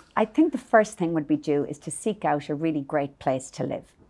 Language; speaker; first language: English; native; English